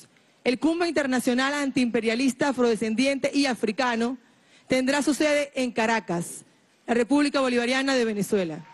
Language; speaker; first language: Spanish; native; Spanish